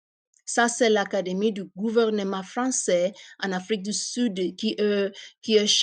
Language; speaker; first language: French; non-native, fluent; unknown